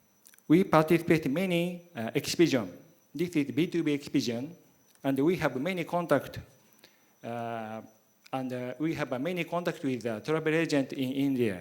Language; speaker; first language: English; non-native, learner; Japanese